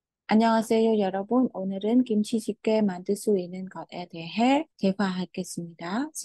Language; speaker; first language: Korean; non-native, fluent; Khmer